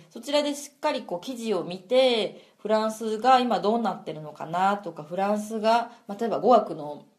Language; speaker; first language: Japanese; native; Japanese